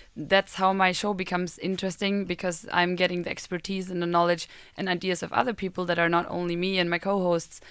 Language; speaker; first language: English; non-native, fluent; German